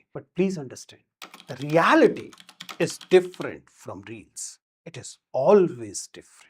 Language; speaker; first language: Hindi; native; Hindi